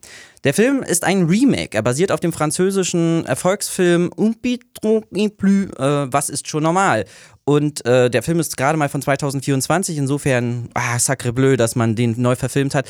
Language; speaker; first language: German; native; German